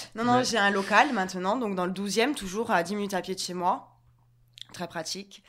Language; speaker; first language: French; native; French